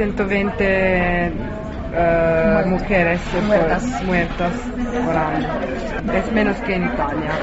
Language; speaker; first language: Spanish; non-native, learner; Italian